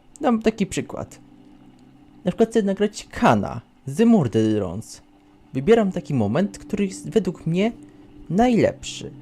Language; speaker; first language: Polish; native; Polish